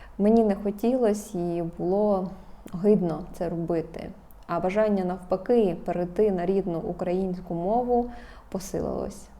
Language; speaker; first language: Ukrainian; non-native, local second language; Russian